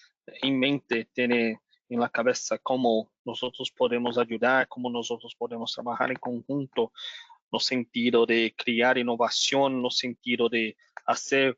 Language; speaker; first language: Spanish; non-native, learner; Portuguese